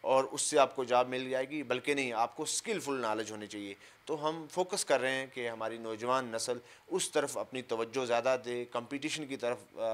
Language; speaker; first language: Urdu; non-native, local second language; Punjabi